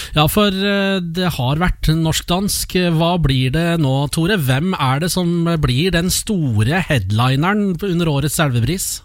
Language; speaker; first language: Norwegian; native; Norwegian